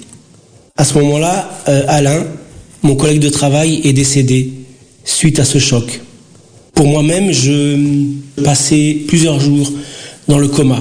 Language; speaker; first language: French; early bilingual, other home language; Portuguese